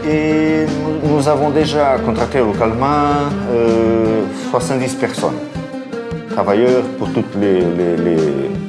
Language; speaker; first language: French; non-native, fluent; Portuguese